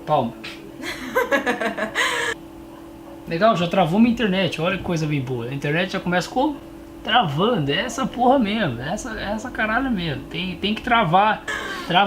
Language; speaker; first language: Portuguese; native; Portuguese